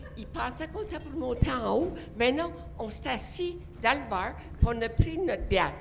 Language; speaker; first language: French; non-native, local second language; English